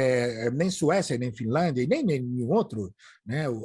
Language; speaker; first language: Portuguese; native; Portuguese